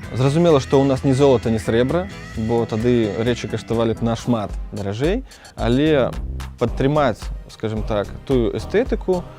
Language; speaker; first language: Belarusian; non-native, local second language; Russian